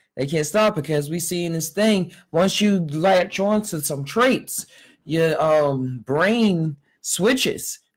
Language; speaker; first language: English; native; English